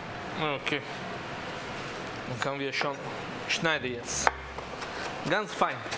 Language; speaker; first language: German; non-native, learner; Italian